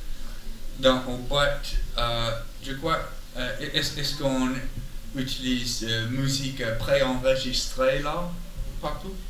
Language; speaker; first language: French; non-native, learner; English